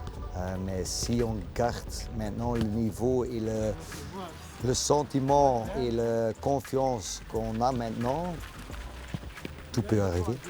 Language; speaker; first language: French; non-native, local second language; Dutch